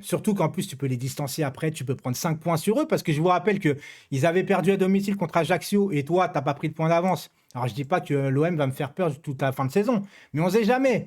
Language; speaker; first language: French; native; French